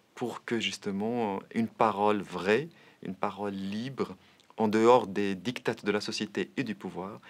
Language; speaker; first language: French; non-native, local second language; Arabic